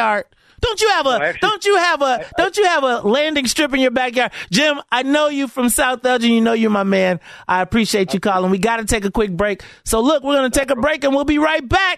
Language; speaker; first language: English; native; English